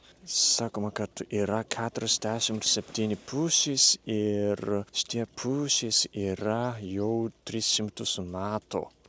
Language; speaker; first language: Lithuanian; non-native, fluent; Japanese